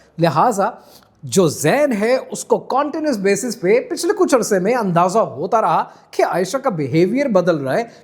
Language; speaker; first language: Urdu; non-native, local second language; Punjabi